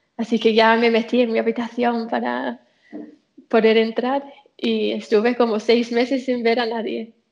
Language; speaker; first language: Spanish; non-native, fluent; English